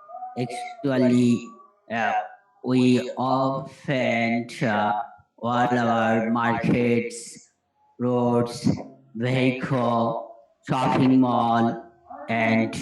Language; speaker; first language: English; non-native, learner; Bangla